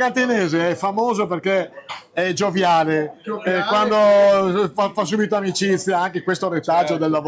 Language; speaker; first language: Italian; native; Italian